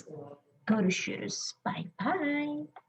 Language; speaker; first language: Turkish; non-native, learner; Indonesian